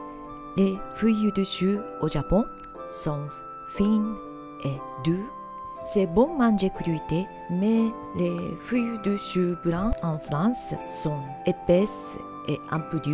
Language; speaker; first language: French; non-native, learner; Japanese